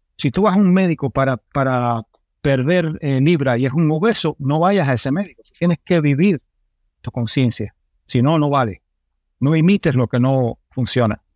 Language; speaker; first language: Spanish; early bilingual, heritage; Spanish